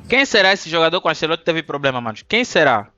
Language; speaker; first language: Portuguese; native; Portuguese